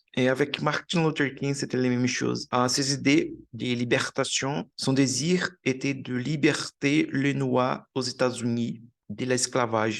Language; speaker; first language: French; non-native, learner; Portuguese